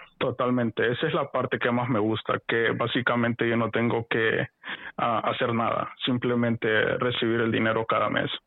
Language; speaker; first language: Spanish; native; Spanish